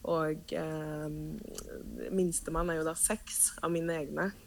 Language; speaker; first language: Norwegian; early bilingual, other home language; Spanish